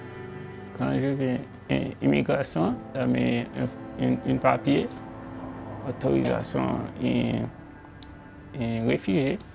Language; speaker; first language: French; non-native, learner; Haitian Creole